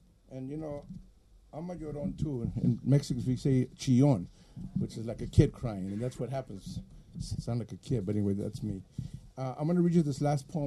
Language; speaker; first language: English; early bilingual, other home language; Spanish